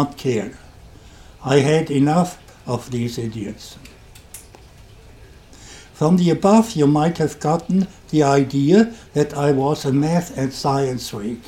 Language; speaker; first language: English; non-native, fluent; German